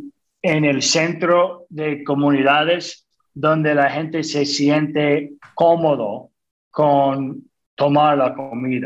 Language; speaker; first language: Spanish; non-native, fluent; English